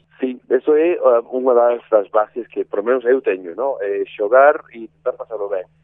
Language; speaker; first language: Galician; non-native, fluent; English